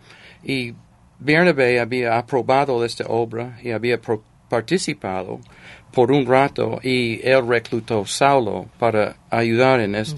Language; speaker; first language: Spanish; non-native, fluent; English